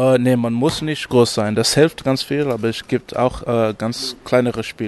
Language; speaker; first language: German; non-native, fluent; English